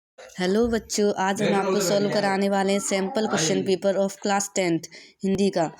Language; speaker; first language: Hindi; native; Hindi